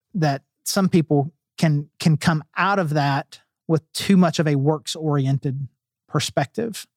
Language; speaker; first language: English; native; English